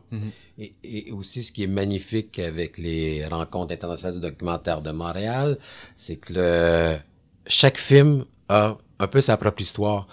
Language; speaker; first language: French; native; French